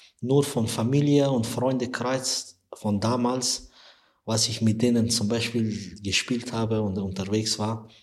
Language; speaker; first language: German; non-native, learner; Persian